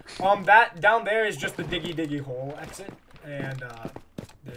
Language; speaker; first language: English; native; English